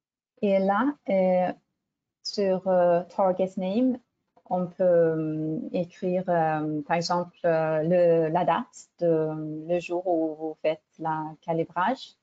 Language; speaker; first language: French; non-native, fluent; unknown